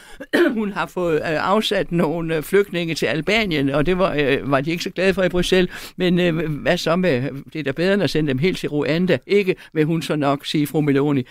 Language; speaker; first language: Danish; native; Danish